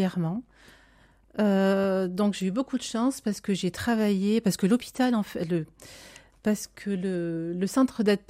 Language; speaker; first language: French; native; French